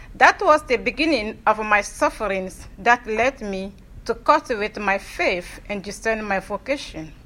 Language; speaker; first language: English; non-native, fluent; Ewe